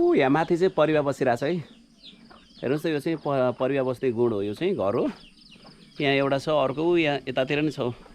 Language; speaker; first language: Nepali; non-native, local second language; Magahi